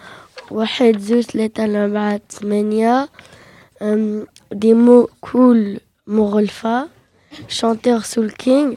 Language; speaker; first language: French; early bilingual, other home language; Arabic